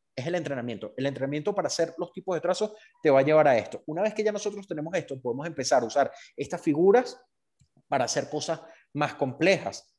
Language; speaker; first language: Spanish; native; Spanish